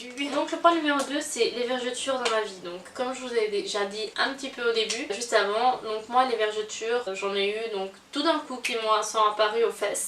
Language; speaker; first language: French; native; French